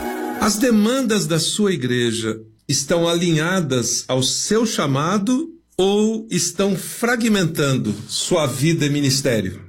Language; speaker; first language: Portuguese; native; Portuguese